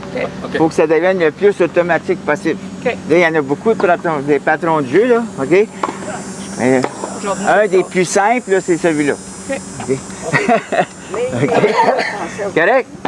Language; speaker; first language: French; native; French